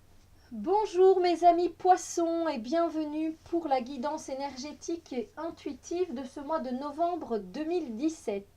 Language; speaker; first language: French; native; French